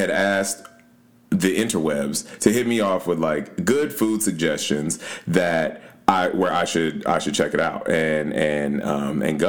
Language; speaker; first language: English; native; English